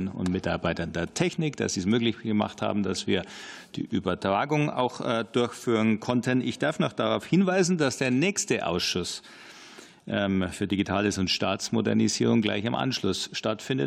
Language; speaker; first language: German; native; German